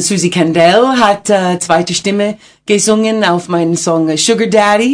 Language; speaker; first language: German; non-native, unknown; English